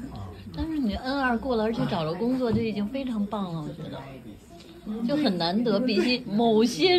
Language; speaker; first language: Chinese; native; Chinese